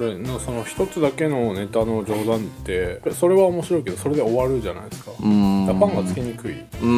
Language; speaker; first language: Japanese; native; Japanese